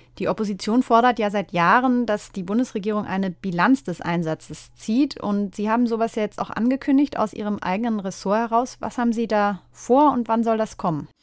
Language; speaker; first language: German; native; German